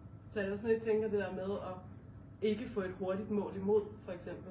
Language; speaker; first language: Danish; native; Danish